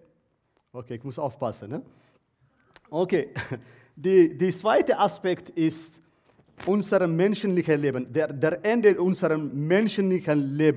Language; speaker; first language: German; non-native, learner; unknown